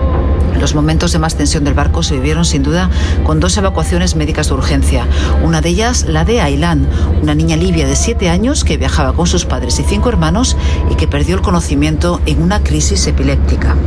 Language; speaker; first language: Spanish; native; Spanish